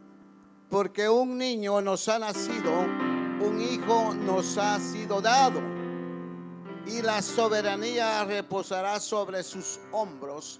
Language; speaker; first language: Spanish; native; Spanish